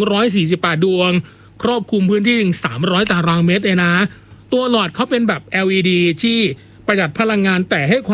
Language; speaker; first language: Thai; non-native, local second language; Northeastern Thai